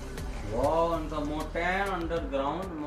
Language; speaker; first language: English; non-native, learner; Urdu